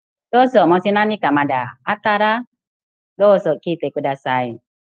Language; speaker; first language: Japanese; non-native, fluent; Indonesian